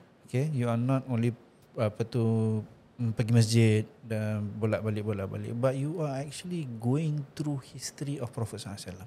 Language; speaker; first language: English; non-native, local second language; Malay